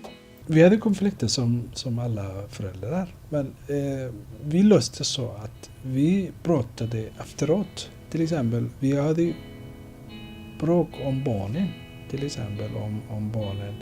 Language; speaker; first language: Swedish; non-native, fluent; Somali